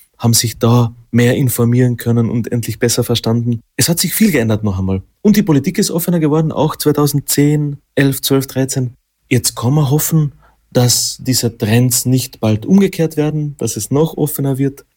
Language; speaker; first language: German; non-native, local second language; Slovenian